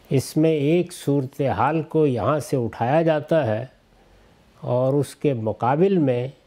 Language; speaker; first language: Urdu; native; Urdu